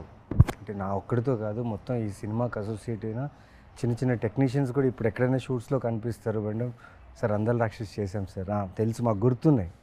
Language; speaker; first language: Telugu; native; Telugu